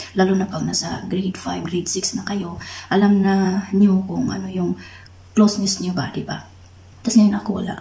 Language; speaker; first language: Filipino; non-native, local second language; Cebuano